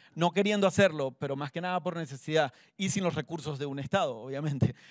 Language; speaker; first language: Spanish; native; Spanish